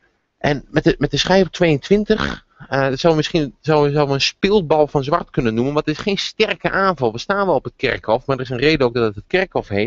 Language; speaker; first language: Dutch; native; Dutch